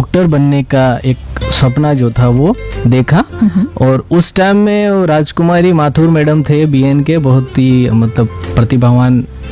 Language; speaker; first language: Hindi; native; Hindi